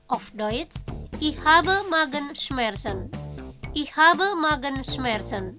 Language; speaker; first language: German; non-native, fluent; Indonesian